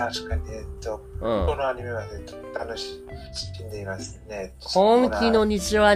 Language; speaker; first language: Japanese; non-native, learner; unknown